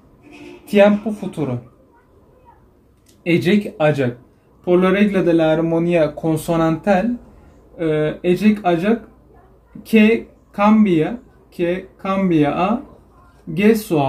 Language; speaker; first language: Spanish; non-native, learner; Turkish